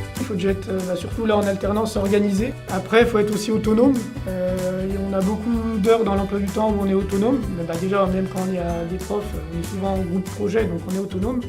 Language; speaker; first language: French; native; French